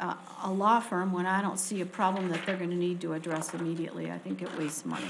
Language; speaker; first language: English; native; English